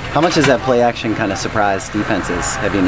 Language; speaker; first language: English; native; English